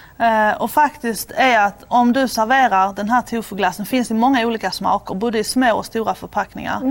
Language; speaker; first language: Swedish; native; Swedish